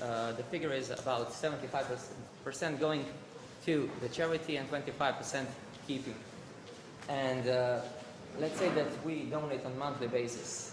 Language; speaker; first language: English; non-native, fluent; Croatian